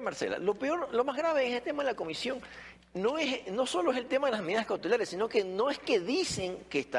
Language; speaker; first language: Spanish; native; Spanish